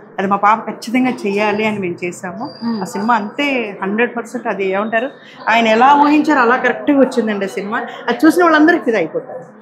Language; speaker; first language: Telugu; native; Telugu